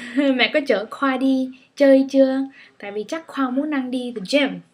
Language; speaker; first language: Vietnamese; early bilingual, heritage; Vietnamese